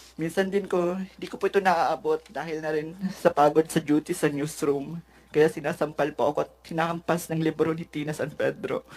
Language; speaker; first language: Filipino; native; Filipino